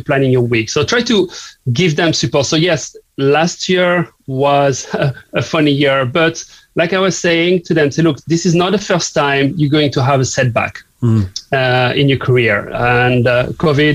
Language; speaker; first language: English; non-native, fluent; French